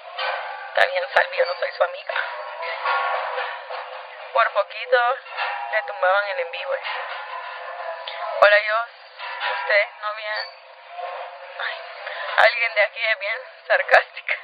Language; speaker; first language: Spanish; native; Spanish